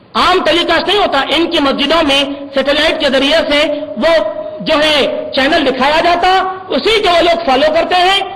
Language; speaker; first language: Urdu; native; Urdu